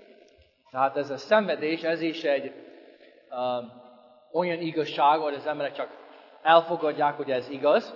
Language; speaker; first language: Hungarian; non-native, fluent; English